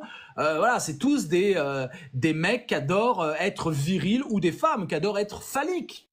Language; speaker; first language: French; native; French